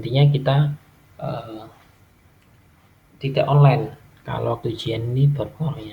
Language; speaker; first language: Indonesian; native; Indonesian